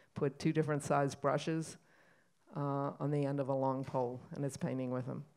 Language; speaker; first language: English; native; English